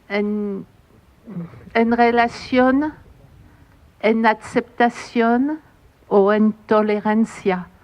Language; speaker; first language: Spanish; non-native, fluent; French